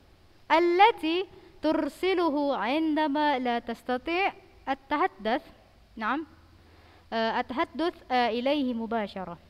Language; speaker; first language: Arabic; non-native, fluent; Indonesian